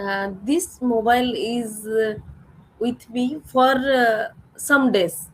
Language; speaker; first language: English; non-native, learner; Odia